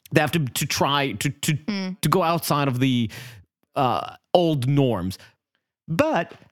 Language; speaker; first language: English; non-native, fluent; Hebrew